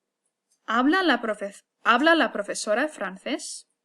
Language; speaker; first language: Spanish; non-native, fluent; English